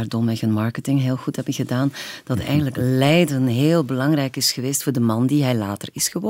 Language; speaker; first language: Dutch; native; Dutch